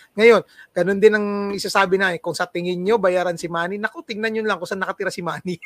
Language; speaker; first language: Filipino; non-native, local second language; Cebuano